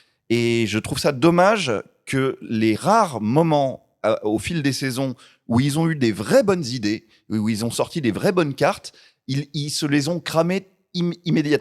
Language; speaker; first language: French; native; French